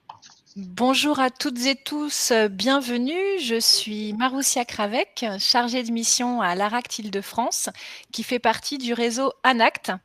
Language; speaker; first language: French; native; French